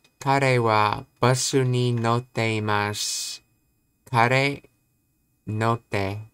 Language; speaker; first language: Japanese; non-native, learner; English